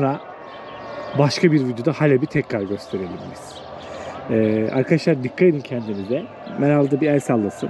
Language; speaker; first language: Turkish; native; Turkish